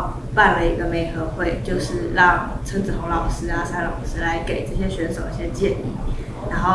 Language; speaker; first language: Chinese; native; Chinese